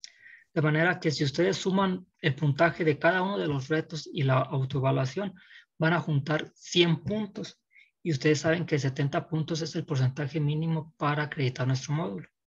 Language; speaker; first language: Spanish; native; Spanish